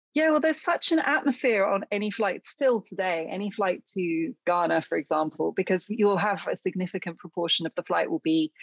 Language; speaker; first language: English; early bilingual, other home language; Akan